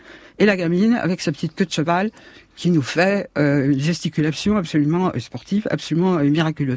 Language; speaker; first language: French; native; French